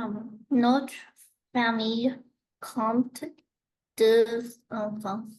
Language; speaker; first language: French; non-native, learner; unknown